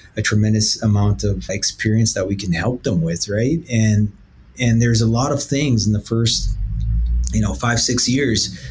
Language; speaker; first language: English; early bilingual, other home language; Portuguese